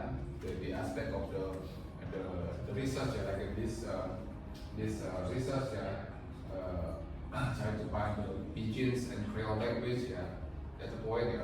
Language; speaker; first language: English; non-native, fluent; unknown